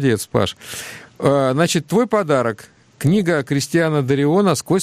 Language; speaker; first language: Russian; native; Russian